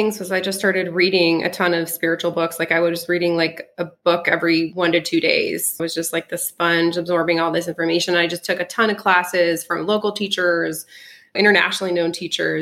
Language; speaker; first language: English; early bilingual, other home language; French